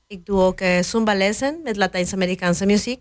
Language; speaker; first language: Dutch; non-native, fluent; Spanish